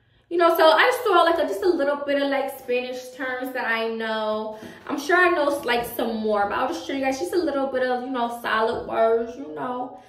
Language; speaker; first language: English; native; English